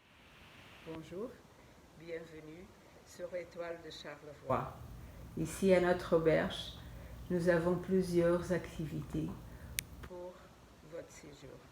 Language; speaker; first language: French; non-native, fluent; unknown